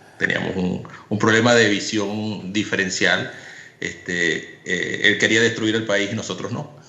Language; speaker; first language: Spanish; native; Spanish